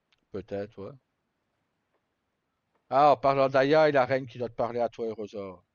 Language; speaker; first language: French; native; French